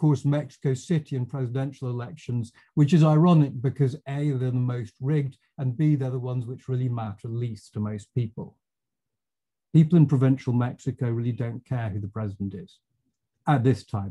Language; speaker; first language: English; native; English